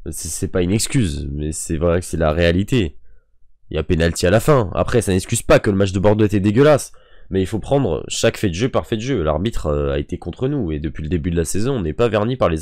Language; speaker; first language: French; native; French